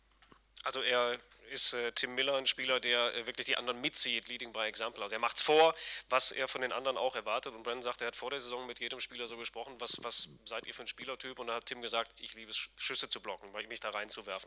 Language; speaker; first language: German; native; German